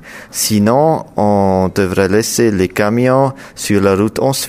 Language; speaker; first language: French; non-native, local second language; German